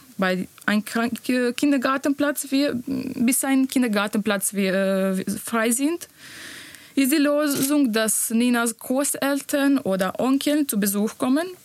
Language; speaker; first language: German; non-native, learner; Bosnian